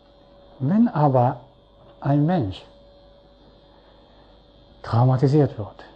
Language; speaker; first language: German; non-native, fluent; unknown